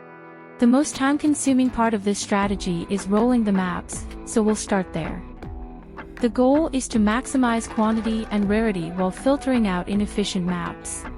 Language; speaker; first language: English; native; English